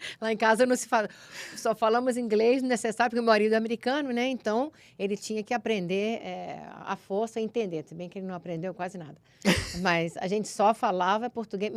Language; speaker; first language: Portuguese; early bilingual, heritage; Portuguese